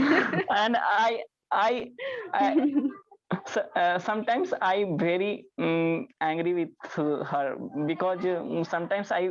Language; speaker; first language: English; non-native, learner; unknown